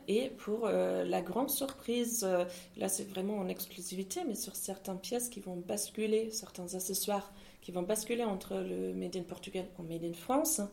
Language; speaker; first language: French; non-native, fluent; German